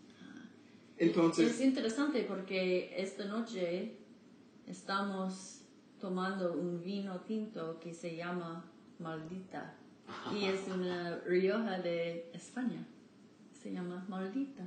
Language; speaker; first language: Spanish; non-native, learner; English